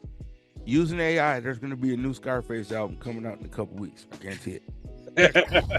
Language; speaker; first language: English; native; English